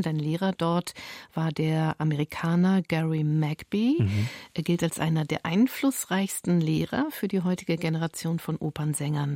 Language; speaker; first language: German; native; German